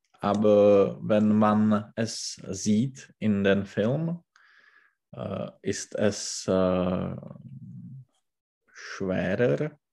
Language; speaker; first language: German; non-native, learner; Czech